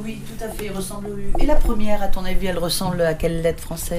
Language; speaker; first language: French; non-native, fluent; Greek